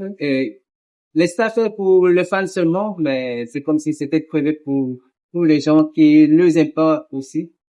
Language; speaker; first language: French; non-native, learner; Korean